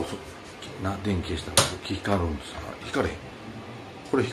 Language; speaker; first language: Japanese; native; Japanese